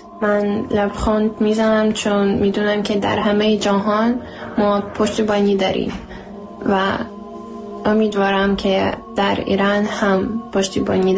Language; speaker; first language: Persian; non-native, learner; Ukrainian